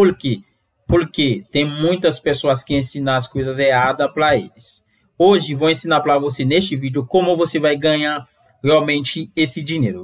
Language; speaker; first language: Portuguese; non-native, fluent; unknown